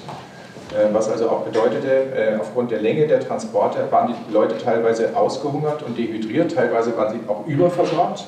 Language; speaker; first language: German; native; German